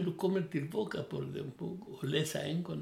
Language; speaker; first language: Swedish; non-native, learner; Spanish